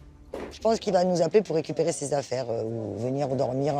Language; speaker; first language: French; native; French